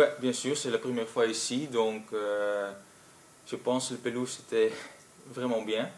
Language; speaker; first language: French; non-native, local second language; Dutch